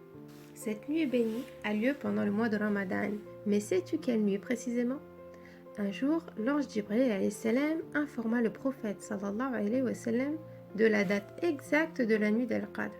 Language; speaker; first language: French; native; French